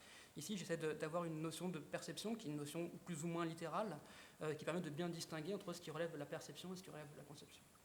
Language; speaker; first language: French; native; French